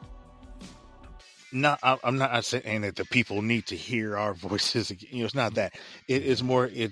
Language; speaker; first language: English; native; English